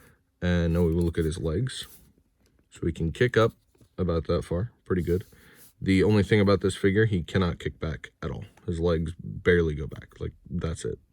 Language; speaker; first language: English; native; English